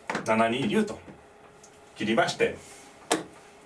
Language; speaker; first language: Japanese; native; Japanese